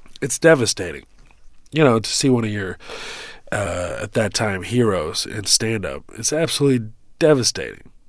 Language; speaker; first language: English; early bilingual, other home language; Arabic